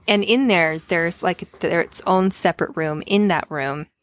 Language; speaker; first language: English; native; English